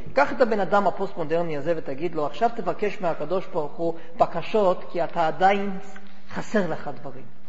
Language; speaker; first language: Hebrew; non-native, fluent; English